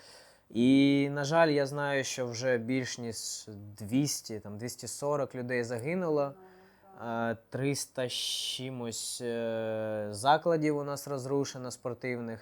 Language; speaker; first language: Ukrainian; non-native, local second language; Russian